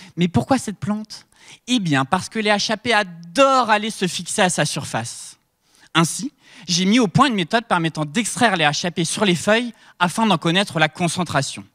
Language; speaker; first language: French; native; French